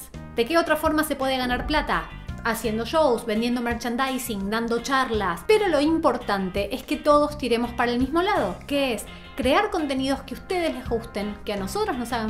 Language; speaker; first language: Spanish; native; Spanish